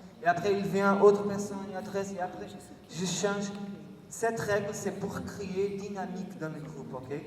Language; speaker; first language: French; non-native, learner; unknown